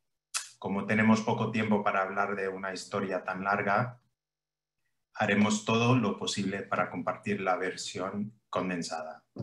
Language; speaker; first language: Spanish; early bilingual, heritage; English